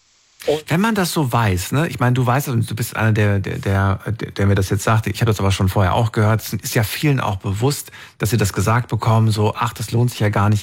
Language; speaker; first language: German; native; German